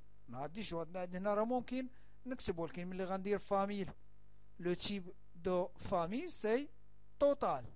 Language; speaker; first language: French; non-native, local second language; Arabic